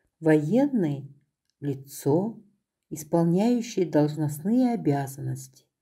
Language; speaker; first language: Russian; non-native, local second language; Kazakh